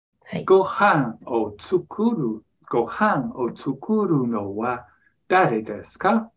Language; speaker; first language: Japanese; non-native, learner; English